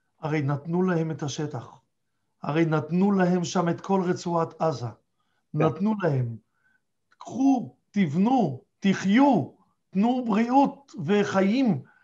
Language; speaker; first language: Hebrew; native; Hebrew